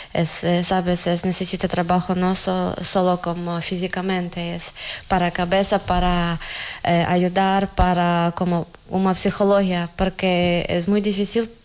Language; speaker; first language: Spanish; non-native, learner; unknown